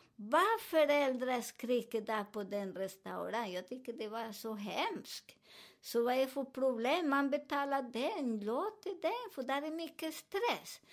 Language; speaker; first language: Swedish; non-native, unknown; Spanish